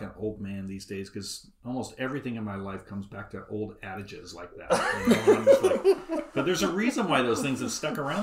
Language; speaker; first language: English; native; English